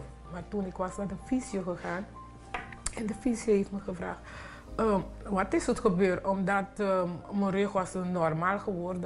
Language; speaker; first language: Dutch; non-native, local second language; Papiamento